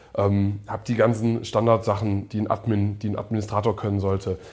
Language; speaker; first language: German; early bilingual, other home language; English